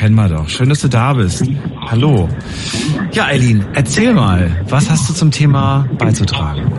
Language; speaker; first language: German; native; German